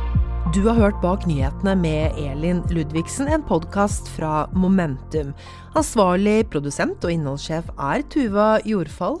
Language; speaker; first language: Norwegian; native; Norwegian